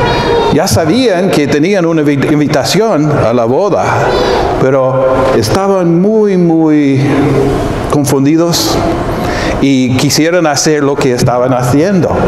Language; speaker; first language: Spanish; non-native, fluent; English